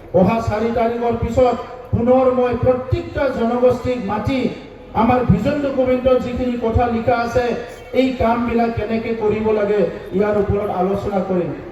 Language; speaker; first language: Assamese; non-native, local second language; Bodo